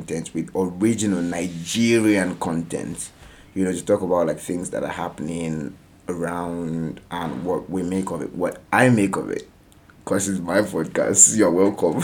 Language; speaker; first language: English; non-native, local second language; Yoruba